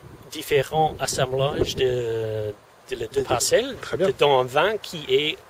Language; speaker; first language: French; non-native, fluent; English